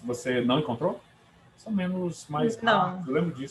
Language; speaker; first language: Portuguese; native; Portuguese